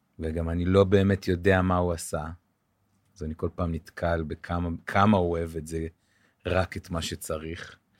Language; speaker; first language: Hebrew; native; Hebrew